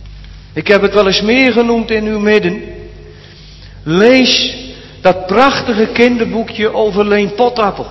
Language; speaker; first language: Dutch; native; Dutch